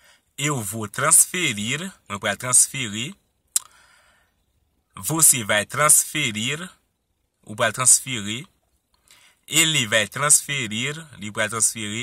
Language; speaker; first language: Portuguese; non-native, learner; Haitian Creole